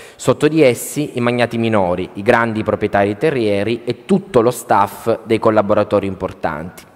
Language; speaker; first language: Italian; native; Italian